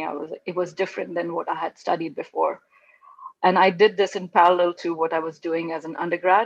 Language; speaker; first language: English; non-native, local second language; Hindi